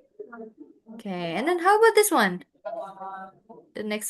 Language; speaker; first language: English; non-native, fluent; Indonesian